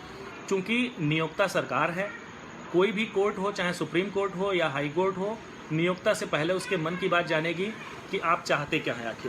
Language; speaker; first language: Hindi; native; Hindi